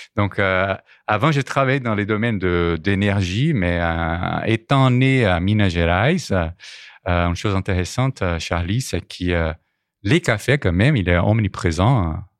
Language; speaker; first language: French; non-native, fluent; Portuguese